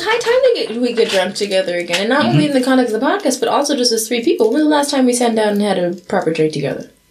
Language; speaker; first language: English; early bilingual, other home language; German